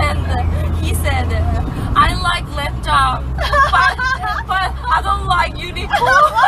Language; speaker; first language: English; non-native, learner; Korean